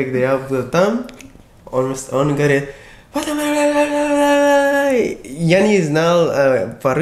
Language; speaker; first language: Russian; non-native, learner; English